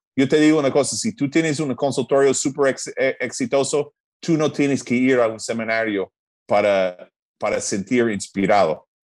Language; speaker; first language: Spanish; non-native, fluent; English